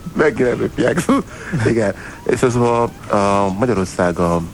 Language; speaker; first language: Hungarian; non-native, learner; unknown